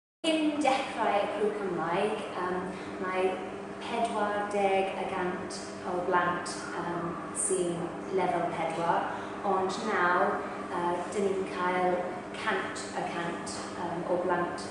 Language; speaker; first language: Welsh; non-native, learner; English